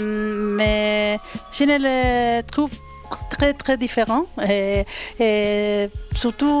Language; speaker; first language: French; non-native, learner; Spanish